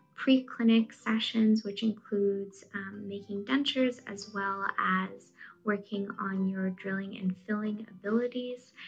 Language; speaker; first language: English; native; English